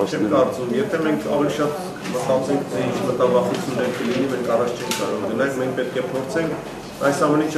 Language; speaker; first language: Armenian; native; Armenian